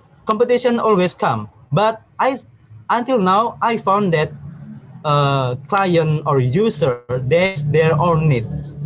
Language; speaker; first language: English; non-native, learner; Indonesian